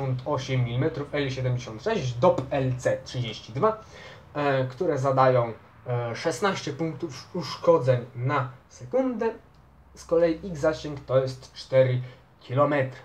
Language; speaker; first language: Polish; native; Polish